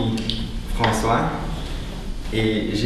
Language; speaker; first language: French; non-native, learner; Hungarian